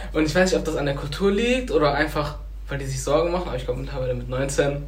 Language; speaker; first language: German; early bilingual, other home language; Arabic